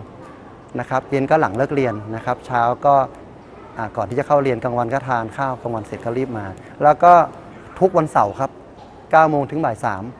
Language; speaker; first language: Thai; native; Thai